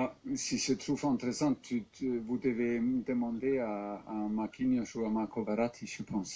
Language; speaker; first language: French; non-native, fluent; German